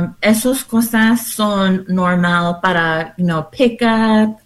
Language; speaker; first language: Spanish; non-native, learner; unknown